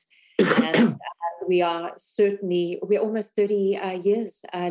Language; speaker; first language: English; native; English